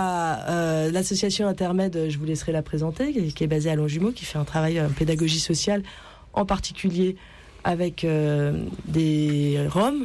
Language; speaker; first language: French; native; French